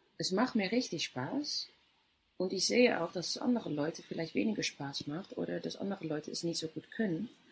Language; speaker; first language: German; non-native, fluent; Dutch